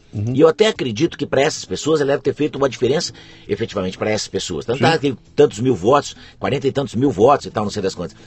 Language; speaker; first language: Portuguese; native; Portuguese